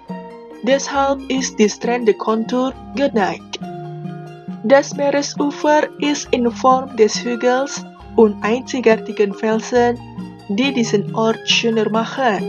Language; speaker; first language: German; non-native, fluent; Indonesian